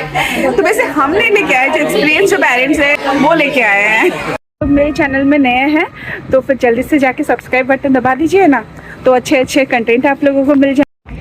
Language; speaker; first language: Hindi; non-native, local second language; Odia